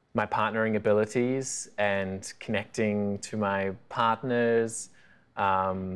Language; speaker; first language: English; native; English